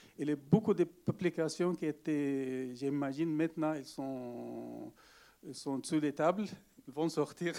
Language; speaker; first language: French; non-native, learner; Arabic